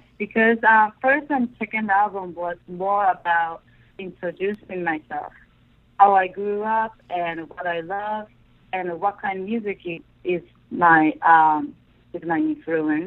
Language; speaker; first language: English; non-native, fluent; Japanese